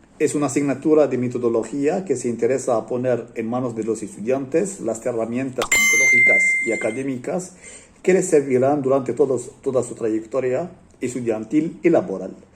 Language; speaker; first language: Spanish; non-native, fluent; Arabic